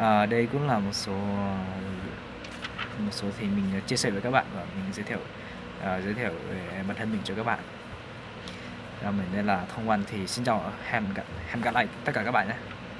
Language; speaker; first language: Vietnamese; non-native, fluent; Lao